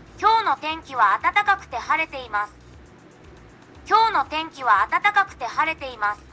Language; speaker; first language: Japanese; non-native, learner; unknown